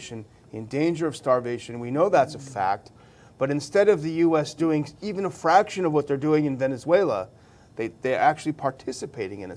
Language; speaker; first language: English; native; English